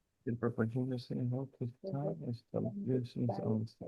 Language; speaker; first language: English; non-native, learner; Spanish